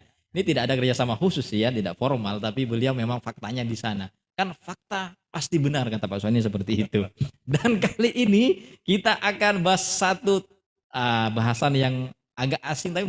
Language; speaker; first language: Indonesian; native; Indonesian